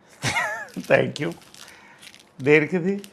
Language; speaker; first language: Telugu; native; Telugu